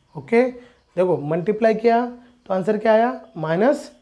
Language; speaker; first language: Hindi; non-native, local second language; Marathi